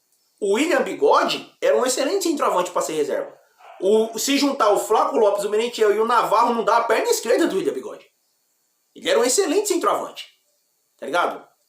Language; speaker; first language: Portuguese; native; Portuguese